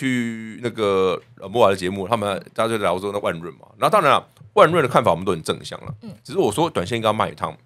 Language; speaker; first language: Chinese; native; Chinese